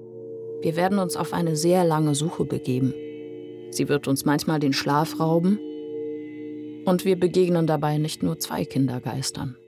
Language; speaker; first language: German; native; German